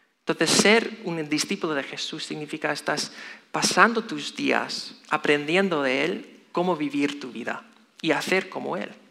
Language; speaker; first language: Spanish; non-native, fluent; English